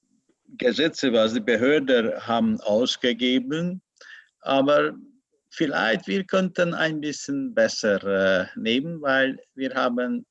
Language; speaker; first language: German; non-native, learner; Hungarian